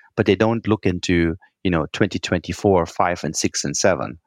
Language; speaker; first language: English; non-native, fluent; German